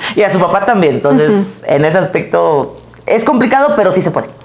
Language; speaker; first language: Spanish; native; Spanish